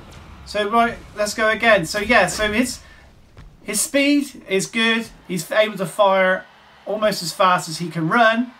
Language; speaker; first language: English; native; English